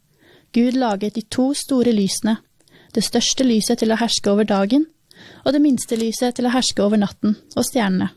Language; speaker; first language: Norwegian; native; Norwegian